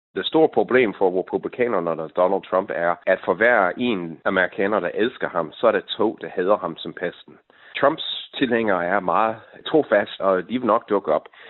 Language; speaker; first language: Danish; non-native, fluent; English